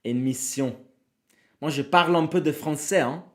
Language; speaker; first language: French; non-native, learner; Italian